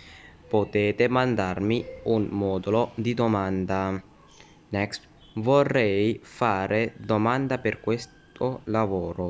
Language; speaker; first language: Italian; non-native, learner; Urdu